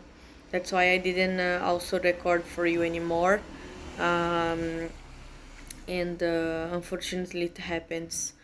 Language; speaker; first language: English; non-native, learner; Portuguese